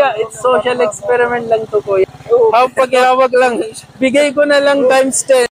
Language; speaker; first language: Filipino; non-native, learner; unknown